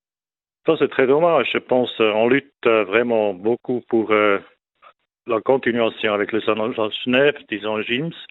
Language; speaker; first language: French; non-native, local second language; German